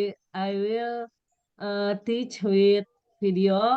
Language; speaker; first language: English; non-native, learner; Indonesian